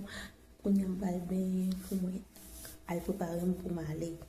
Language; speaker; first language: French; non-native, learner; Haitian Creole